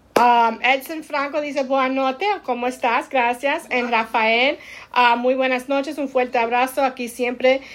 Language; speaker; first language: Spanish; early bilingual, heritage; Spanish